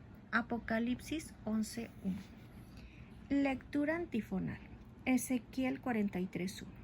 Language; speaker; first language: Spanish; native; Spanish